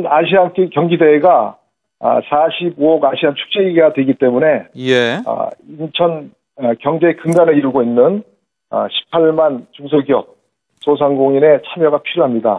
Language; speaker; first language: Korean; native; Korean